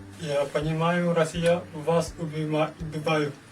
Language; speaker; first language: Russian; non-native, learner; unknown